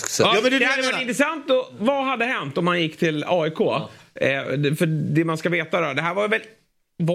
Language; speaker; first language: Swedish; native; Swedish